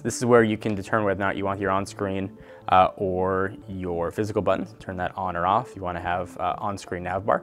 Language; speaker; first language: English; native; English